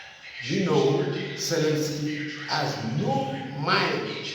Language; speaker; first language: English; non-native, fluent; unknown